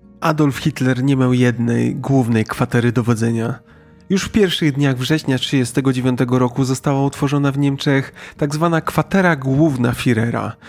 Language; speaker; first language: Polish; native; Polish